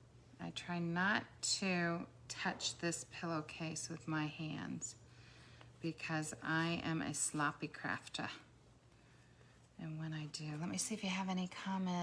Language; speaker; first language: English; native; English